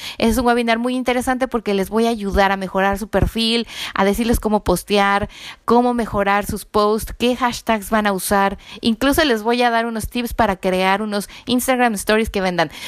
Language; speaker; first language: Spanish; native; Spanish